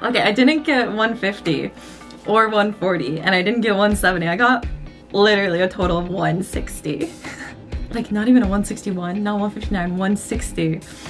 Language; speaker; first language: English; native; English